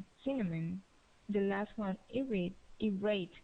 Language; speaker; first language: English; non-native, learner; Spanish